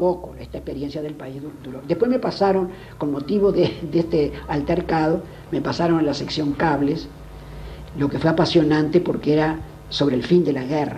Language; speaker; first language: Spanish; native; Spanish